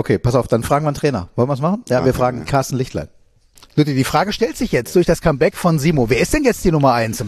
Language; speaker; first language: German; native; German